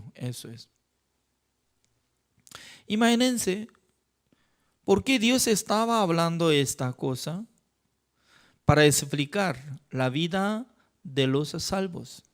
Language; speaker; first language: Spanish; non-native, fluent; Korean